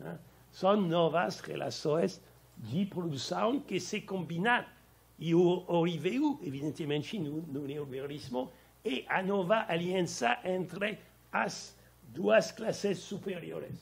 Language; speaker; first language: Portuguese; non-native, learner; French